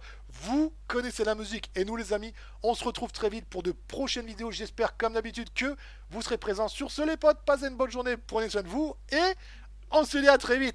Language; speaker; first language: French; native; French